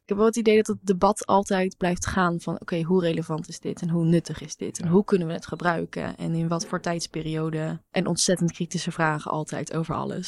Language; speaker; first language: Dutch; native; Dutch